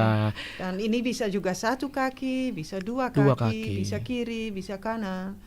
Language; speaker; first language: Indonesian; non-native, fluent; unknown